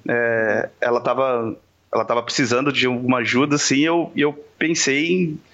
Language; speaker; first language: Portuguese; native; Portuguese